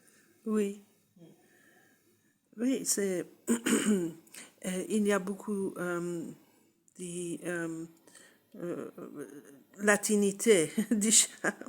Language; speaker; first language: French; non-native, learner; English